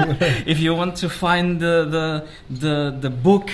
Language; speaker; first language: English; non-native, learner; Spanish